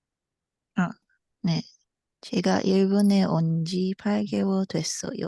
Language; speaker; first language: Korean; non-native, learner; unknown